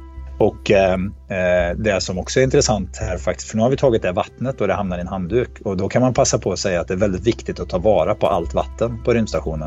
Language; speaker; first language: Swedish; native; Swedish